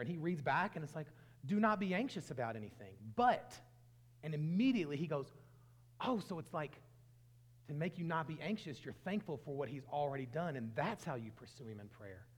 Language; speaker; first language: English; native; English